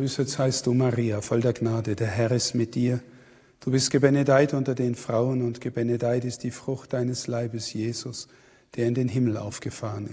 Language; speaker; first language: German; native; German